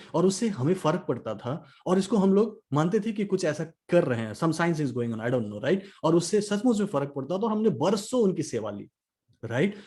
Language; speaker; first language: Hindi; non-native, local second language; Nepali